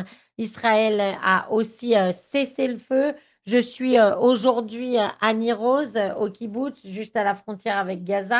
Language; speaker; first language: French; native; French